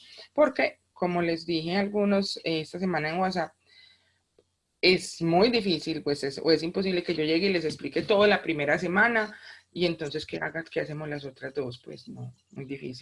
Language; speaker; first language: Spanish; native; Spanish